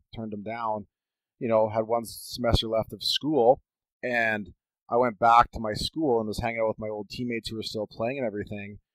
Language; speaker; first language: English; native; English